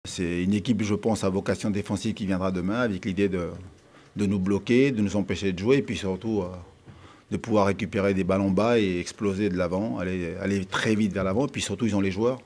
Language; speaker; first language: French; native; French